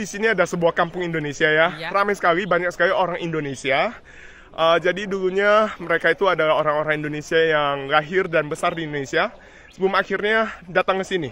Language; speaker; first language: Indonesian; non-native, fluent; Chinese